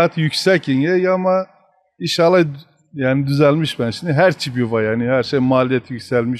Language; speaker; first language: Turkish; non-native, local second language; Zaza